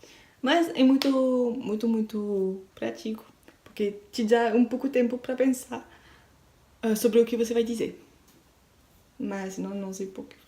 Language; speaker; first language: Portuguese; non-native, learner; French